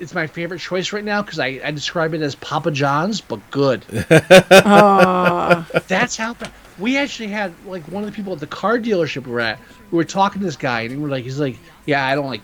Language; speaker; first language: English; native; English